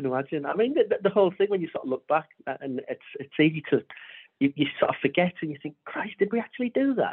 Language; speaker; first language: English; native; English